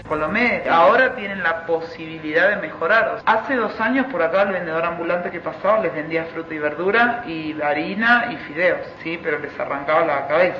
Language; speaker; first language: Spanish; native; Spanish